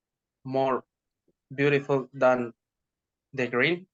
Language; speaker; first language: English; non-native, learner; Spanish